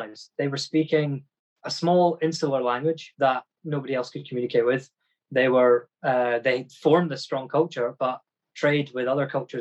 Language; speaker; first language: English; native; English